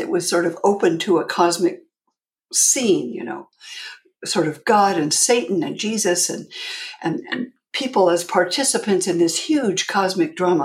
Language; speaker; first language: English; native; English